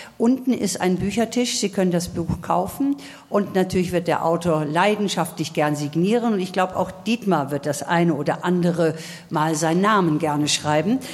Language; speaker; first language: German; native; German